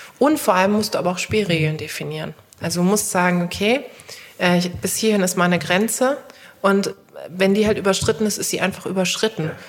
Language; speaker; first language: German; early bilingual, other home language; Turkish